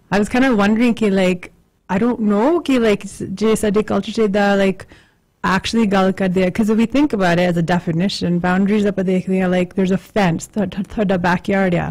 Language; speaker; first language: English; early bilingual, other home language; Punjabi